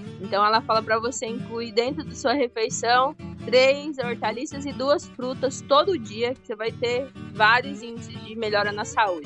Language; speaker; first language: Portuguese; native; Portuguese